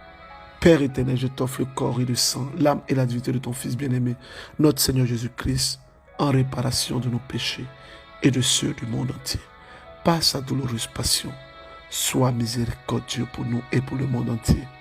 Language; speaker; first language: French; native; French